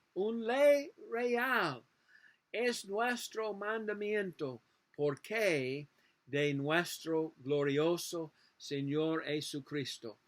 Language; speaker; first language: Spanish; non-native, learner; English